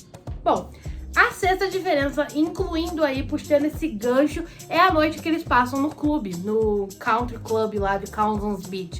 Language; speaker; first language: Portuguese; native; Portuguese